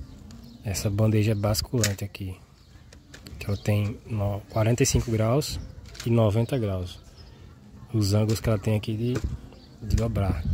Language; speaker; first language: Portuguese; native; Portuguese